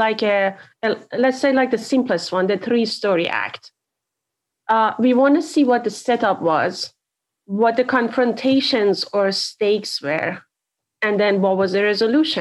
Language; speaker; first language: English; non-native, fluent; Persian